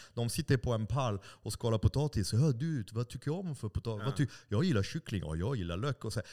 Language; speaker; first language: Swedish; non-native, fluent; French